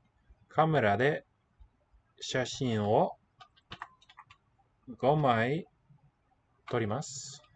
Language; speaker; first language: Japanese; non-native, learner; English